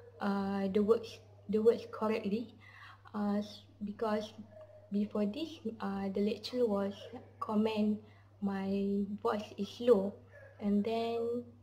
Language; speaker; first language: English; non-native, learner; Malay